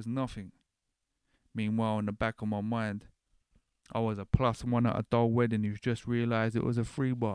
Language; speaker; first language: English; native; English